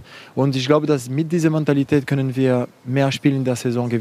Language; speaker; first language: German; non-native, fluent; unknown